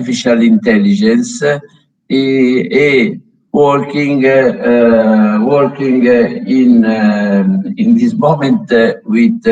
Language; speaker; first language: English; non-native, learner; Italian